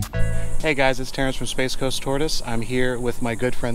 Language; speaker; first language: English; native; English